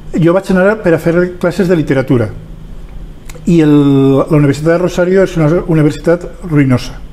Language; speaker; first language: Catalan; non-native, local second language; Spanish